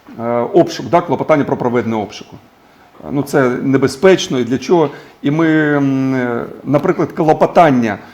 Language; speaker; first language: Ukrainian; non-native, local second language; Russian